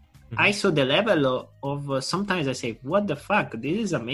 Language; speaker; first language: English; non-native, learner; Italian